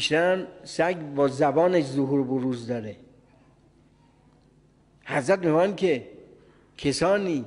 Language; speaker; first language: Persian; native; Persian